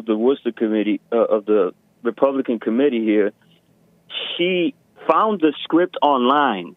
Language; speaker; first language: English; native; English